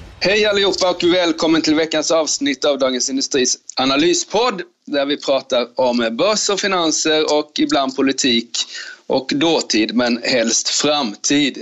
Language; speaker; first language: Swedish; native; Swedish